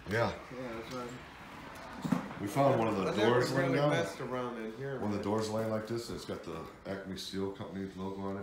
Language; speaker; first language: English; native; English